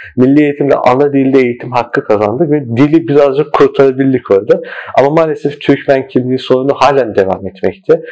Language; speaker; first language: Turkish; early bilingual, heritage; Turkish